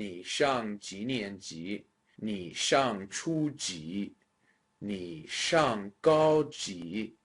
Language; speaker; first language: Chinese; non-native, fluent; English